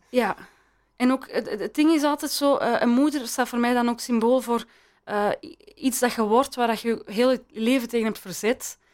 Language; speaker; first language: Dutch; early bilingual, other home language; Persian